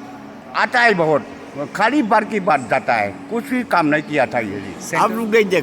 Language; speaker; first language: Hindi; non-native, local second language; Manipuri